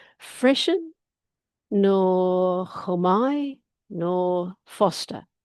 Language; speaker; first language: Irish; non-native, learner; English